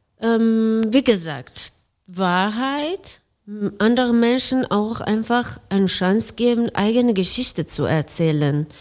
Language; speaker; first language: German; non-native, fluent; Persian